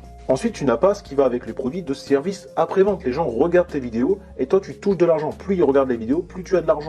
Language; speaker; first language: French; native; French